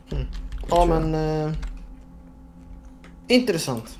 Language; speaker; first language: Swedish; non-native, fluent; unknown